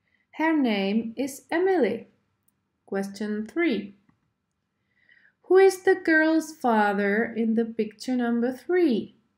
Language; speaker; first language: English; non-native, fluent; Czech